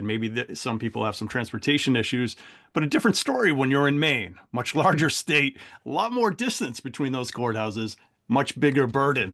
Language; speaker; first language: English; native; English